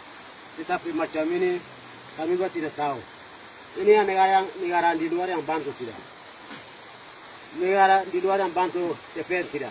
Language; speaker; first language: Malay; non-native, local second language; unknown